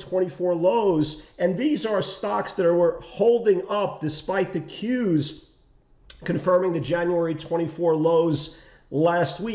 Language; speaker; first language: English; native; English